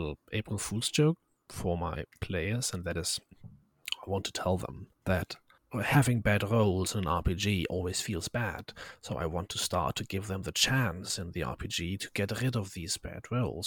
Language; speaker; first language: English; non-native, fluent; German